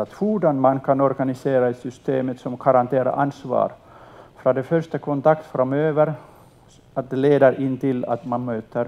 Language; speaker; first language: Swedish; non-native, local second language; Finnish